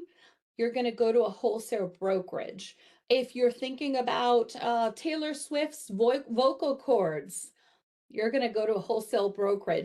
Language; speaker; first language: English; native; English